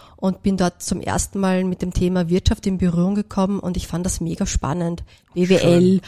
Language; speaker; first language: German; native; German